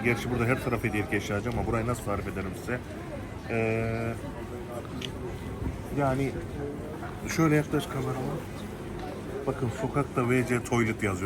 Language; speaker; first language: Turkish; native; Turkish